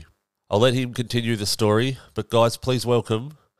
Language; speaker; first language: English; native; English